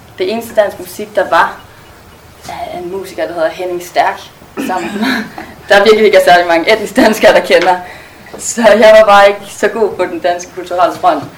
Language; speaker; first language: Danish; non-native, local second language; German